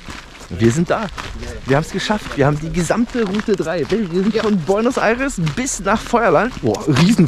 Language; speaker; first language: German; native; German